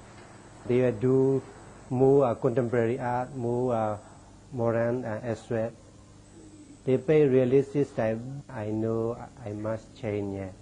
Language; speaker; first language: English; non-native, learner; Burmese